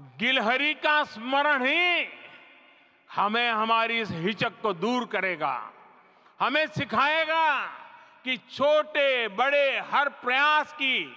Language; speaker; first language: Hindi; non-native, local second language; Gujarati